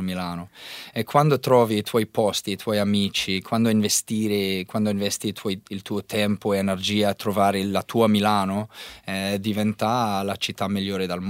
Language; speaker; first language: Italian; non-native, learner; English